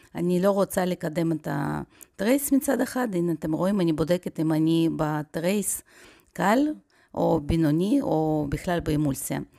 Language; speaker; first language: Hebrew; non-native, fluent; Russian